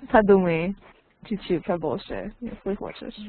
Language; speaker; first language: Russian; non-native, learner; English